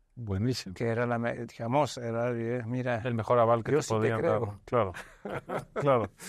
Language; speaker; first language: Spanish; non-native, fluent; Arabic